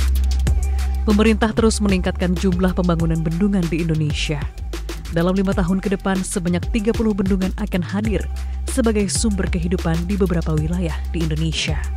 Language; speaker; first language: Indonesian; native; Indonesian